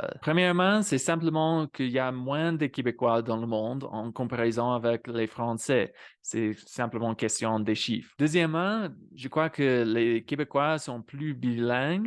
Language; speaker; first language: French; non-native, fluent; English